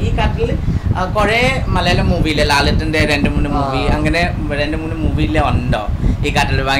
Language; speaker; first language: Malayalam; non-native, learner; Assamese